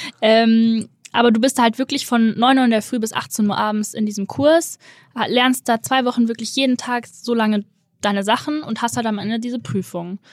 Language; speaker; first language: German; native; German